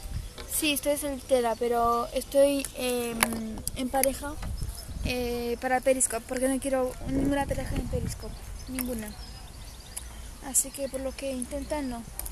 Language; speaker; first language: Spanish; non-native, fluent; Bulgarian